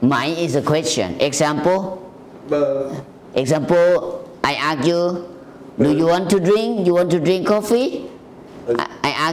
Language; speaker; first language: English; non-native, learner; Thai